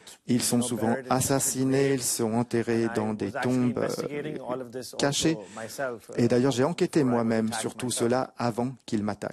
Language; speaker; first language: French; non-native, fluent; Urdu